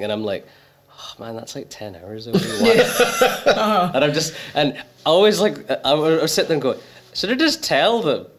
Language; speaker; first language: English; native; English